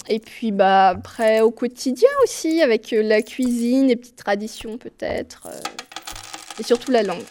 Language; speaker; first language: French; early bilingual, other home language; Portuguese